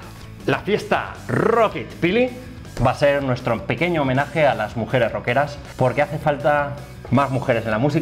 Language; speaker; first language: Spanish; native; Spanish